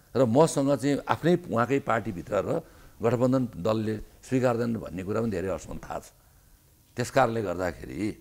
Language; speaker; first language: Nepali; native; Nepali